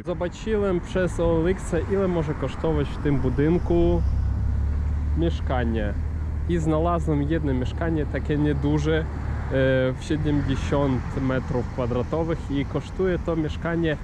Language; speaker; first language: Polish; non-native, learner; Ukrainian